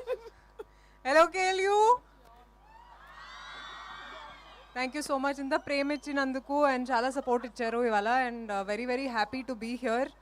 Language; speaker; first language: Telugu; non-native, fluent; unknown